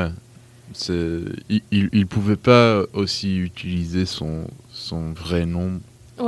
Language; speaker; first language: French; non-native, fluent; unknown